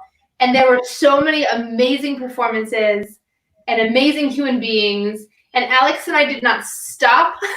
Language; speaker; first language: English; native; English